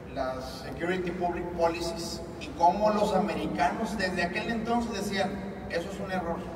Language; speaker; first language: Spanish; native; Spanish